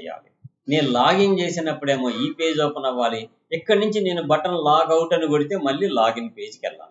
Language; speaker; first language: Telugu; native; Telugu